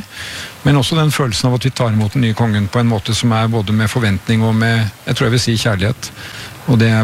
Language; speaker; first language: Norwegian; native; Norwegian